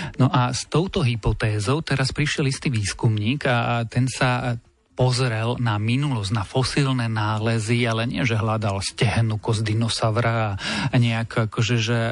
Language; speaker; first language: Slovak; native; Slovak